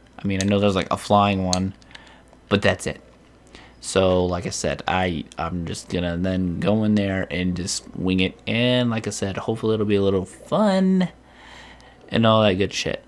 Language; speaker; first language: English; native; English